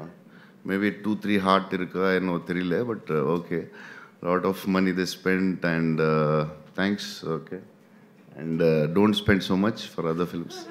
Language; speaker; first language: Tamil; non-native, learner; Telugu